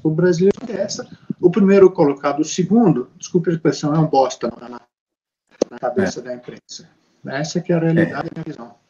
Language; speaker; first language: Portuguese; native; Portuguese